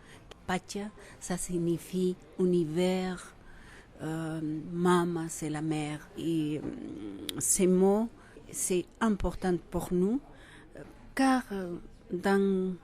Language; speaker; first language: French; non-native, fluent; Quechua